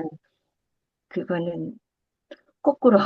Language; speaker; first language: Korean; non-native, learner; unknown